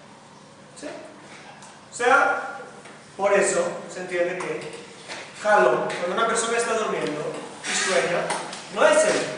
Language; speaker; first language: Spanish; non-native, fluent; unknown